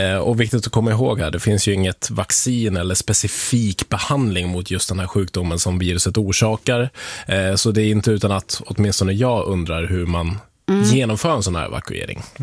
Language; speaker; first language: Swedish; native; Swedish